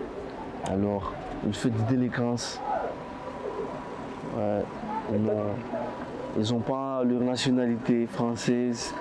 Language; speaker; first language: French; non-native, learner; Comorian